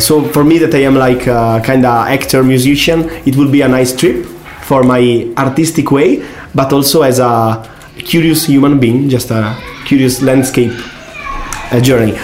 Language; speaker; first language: English; non-native, fluent; Italian